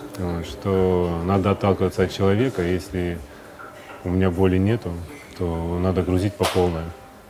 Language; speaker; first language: Russian; native; Russian